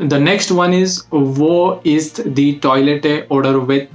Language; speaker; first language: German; non-native, learner; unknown